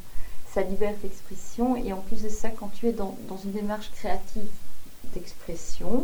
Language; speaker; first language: French; native; French